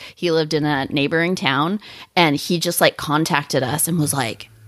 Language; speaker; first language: English; native; English